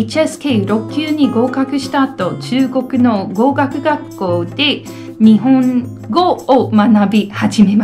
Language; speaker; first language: Japanese; non-native, fluent; English